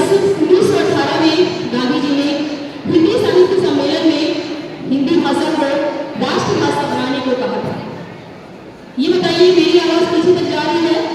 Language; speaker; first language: Hindi; native; Hindi